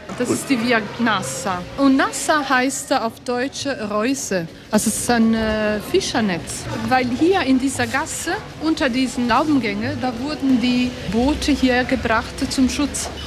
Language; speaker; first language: German; non-native, local second language; Italian